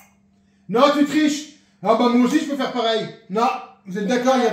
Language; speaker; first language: French; native; French